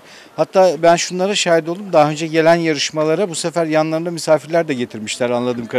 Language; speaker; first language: Turkish; native; Turkish